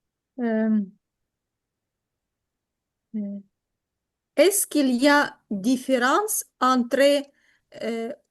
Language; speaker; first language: French; non-native, learner; Ukrainian